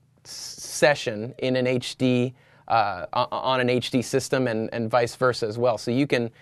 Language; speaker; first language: English; native; English